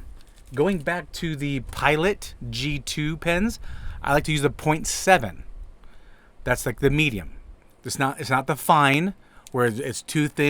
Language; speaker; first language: English; native; English